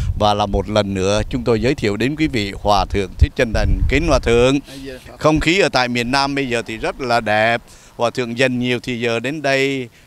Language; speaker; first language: Vietnamese; native; Vietnamese